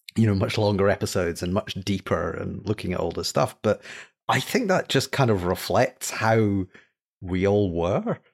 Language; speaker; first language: English; native; English